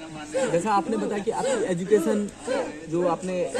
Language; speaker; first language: Hindi; native; Hindi